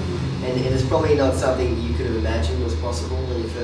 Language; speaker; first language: English; native; English